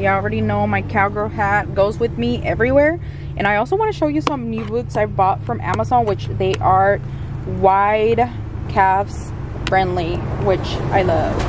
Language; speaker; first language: English; early bilingual, other home language; Spanish